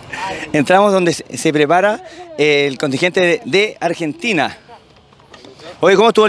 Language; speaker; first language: Spanish; native; Spanish